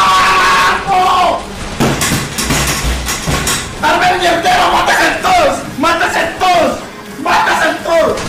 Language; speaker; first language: Spanish; native; Spanish